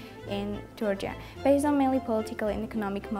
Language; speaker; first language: English; non-native, learner; Georgian